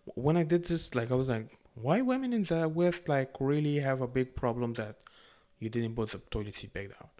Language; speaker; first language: English; non-native, fluent; Arabic